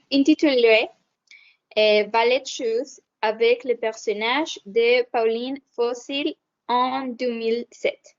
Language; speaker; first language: French; non-native, learner; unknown